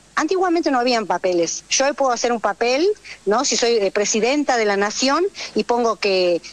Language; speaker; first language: Spanish; native; Spanish